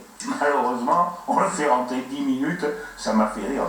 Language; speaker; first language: French; native; French